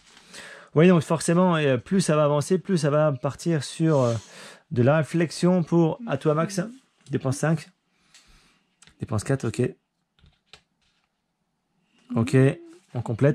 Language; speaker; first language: French; native; French